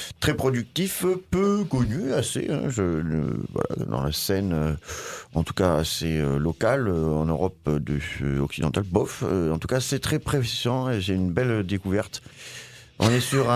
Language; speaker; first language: French; native; French